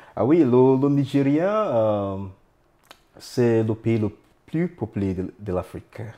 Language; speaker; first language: French; non-native, fluent; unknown